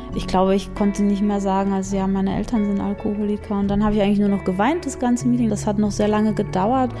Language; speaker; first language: German; early bilingual, other home language; Polish